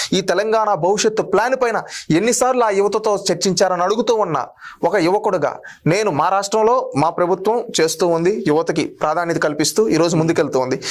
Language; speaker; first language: Telugu; native; Telugu